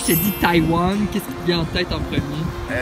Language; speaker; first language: French; native; French